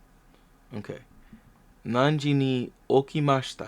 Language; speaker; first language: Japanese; non-native, learner; English